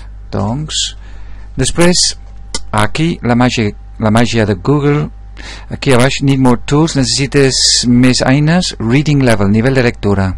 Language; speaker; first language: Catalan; non-native, local second language; Spanish